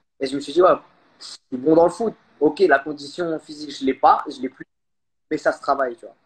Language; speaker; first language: French; early bilingual, other home language; Khmer